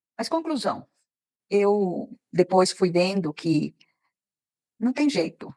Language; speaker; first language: Portuguese; early bilingual, other home language; Spanish